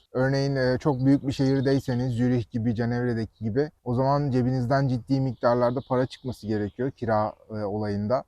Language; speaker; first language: Turkish; native; Turkish